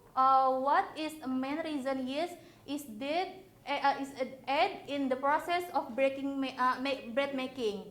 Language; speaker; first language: English; non-native, learner; Indonesian